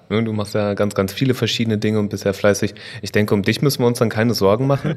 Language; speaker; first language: German; native; German